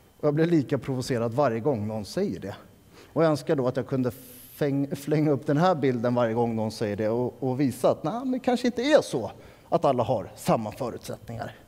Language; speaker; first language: Swedish; native; Swedish